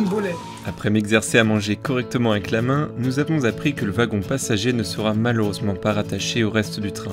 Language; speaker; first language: French; native; French